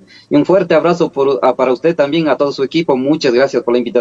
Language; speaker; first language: Spanish; native; Spanish